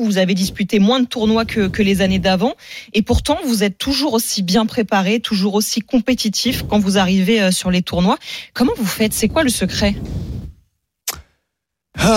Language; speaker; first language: French; native; French